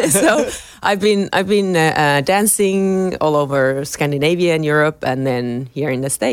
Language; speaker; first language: English; non-native, fluent; Finnish